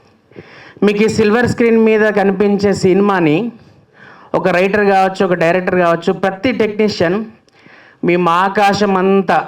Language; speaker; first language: Telugu; native; Telugu